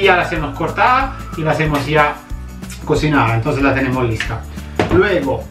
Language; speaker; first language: Spanish; non-native, fluent; Italian